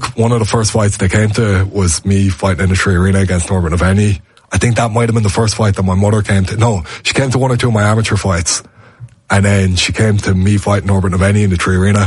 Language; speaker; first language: English; native; English